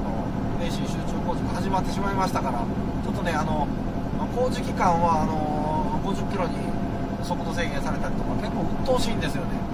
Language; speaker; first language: Japanese; native; Japanese